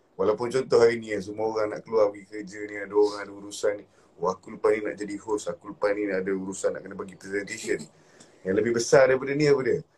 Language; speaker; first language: Malay; native; Malay